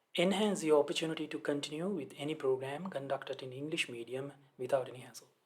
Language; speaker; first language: English; non-native, local second language; Sinhala